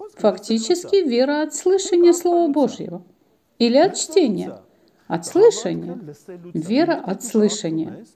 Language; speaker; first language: Russian; non-native, local second language; Armenian